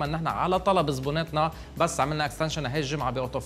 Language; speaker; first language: Arabic; native; Arabic